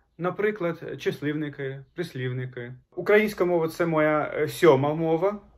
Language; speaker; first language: Ukrainian; non-native, fluent; Azerbaijani